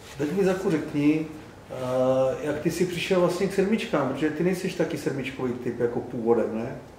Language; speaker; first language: Czech; native; Czech